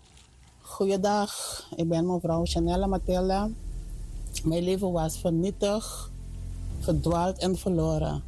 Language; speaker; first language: Dutch; non-native, learner; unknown